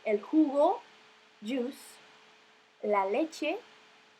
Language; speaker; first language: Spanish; non-native, fluent; English